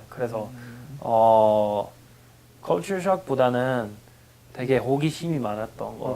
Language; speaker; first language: Korean; non-native, fluent; English